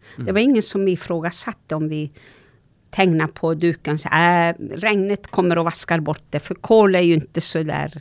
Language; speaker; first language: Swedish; non-native, local second language; Northern Sami